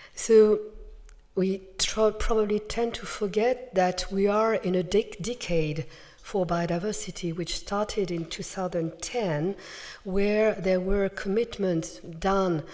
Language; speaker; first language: English; non-native, fluent; French